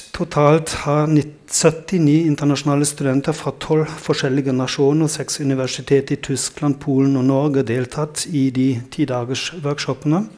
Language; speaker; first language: Norwegian; non-native, fluent; German